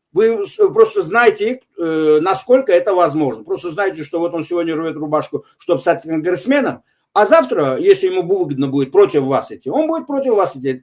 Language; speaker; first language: Russian; non-native, local second language; Azerbaijani